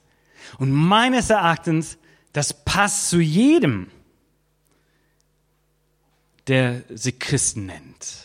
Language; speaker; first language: German; non-native, fluent; English